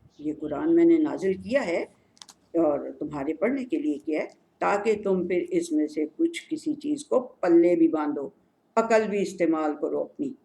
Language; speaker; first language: Urdu; native; Urdu